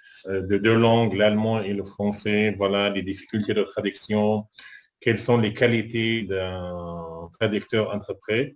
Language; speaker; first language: French; non-native, fluent; Arabic